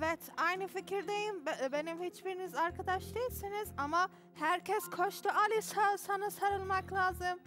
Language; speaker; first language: Turkish; non-native, learner; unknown